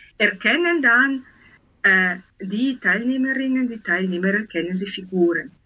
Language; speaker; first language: German; non-native, fluent; Italian